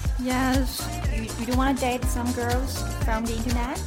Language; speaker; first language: English; non-native, fluent; Chinese